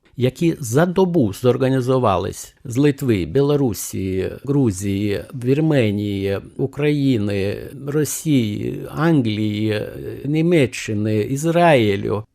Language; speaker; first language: Ukrainian; non-native, fluent; Lithuanian